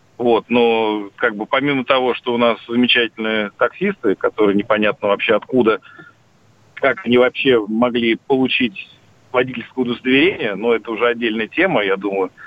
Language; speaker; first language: Russian; non-native, local second language; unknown